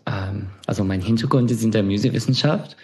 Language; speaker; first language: German; non-native, fluent; English